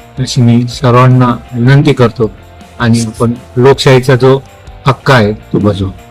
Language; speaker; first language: Marathi; native; Marathi